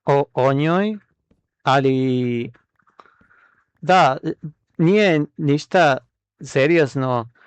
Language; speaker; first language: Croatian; non-native, learner; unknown